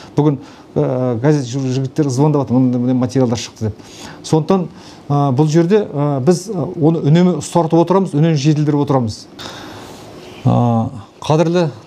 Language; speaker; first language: Kazakh; native; Kazakh